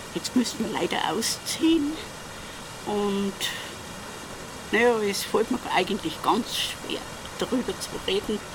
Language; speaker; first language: German; native; German